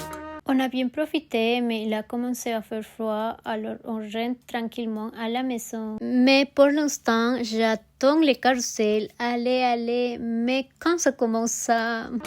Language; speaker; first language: French; non-native, learner; Spanish